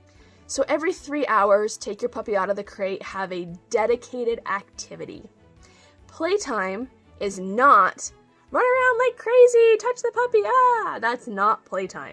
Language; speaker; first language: English; native; English